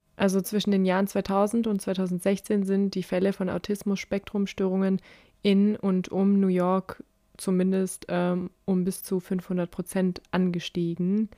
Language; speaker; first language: German; native; German